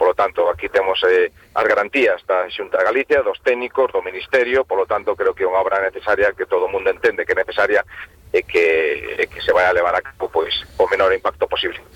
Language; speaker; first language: Galician; non-native, local second language; Spanish